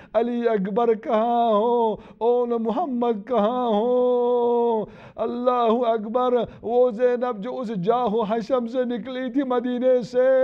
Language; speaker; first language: Urdu; non-native, local second language; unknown